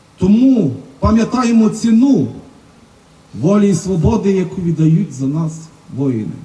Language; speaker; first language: Ukrainian; native; Ukrainian